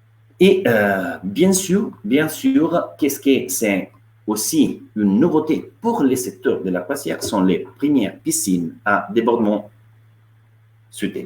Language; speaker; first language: French; non-native, fluent; Italian